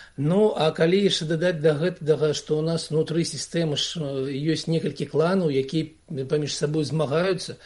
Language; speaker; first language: Belarusian; non-native, local second language; Russian